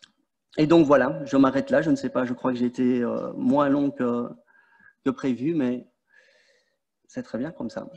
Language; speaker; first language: French; native; French